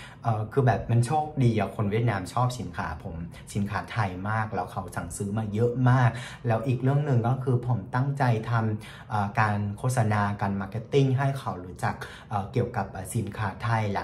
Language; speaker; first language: Thai; non-native, fluent; Vietnamese